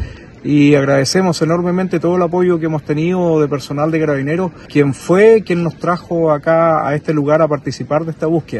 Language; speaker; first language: Spanish; native; Spanish